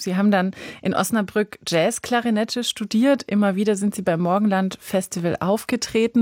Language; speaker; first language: German; native; German